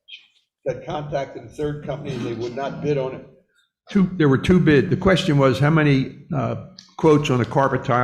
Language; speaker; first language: English; native; English